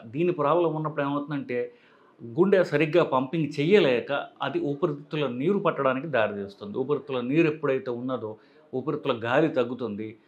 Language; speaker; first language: Telugu; native; Telugu